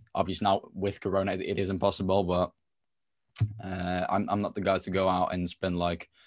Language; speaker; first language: English; non-native, fluent; Dutch